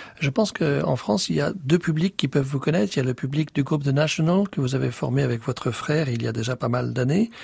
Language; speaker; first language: French; native; French